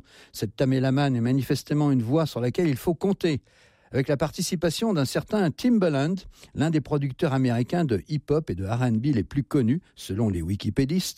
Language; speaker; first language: French; native; French